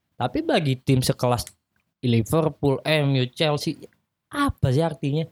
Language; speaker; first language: Indonesian; native; Indonesian